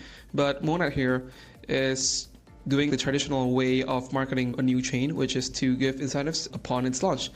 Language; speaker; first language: English; non-native, fluent; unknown